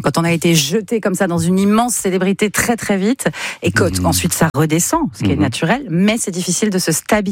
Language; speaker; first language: French; native; French